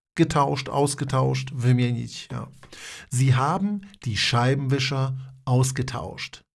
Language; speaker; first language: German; non-native, fluent; Polish